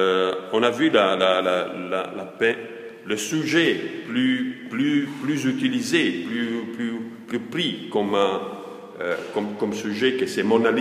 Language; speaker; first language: French; non-native, fluent; Italian